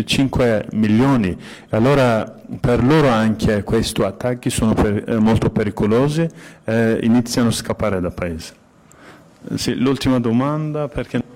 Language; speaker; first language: Italian; non-native, fluent; Kurdish